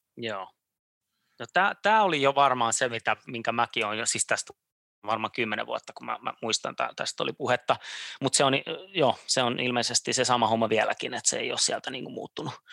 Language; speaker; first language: Finnish; native; Finnish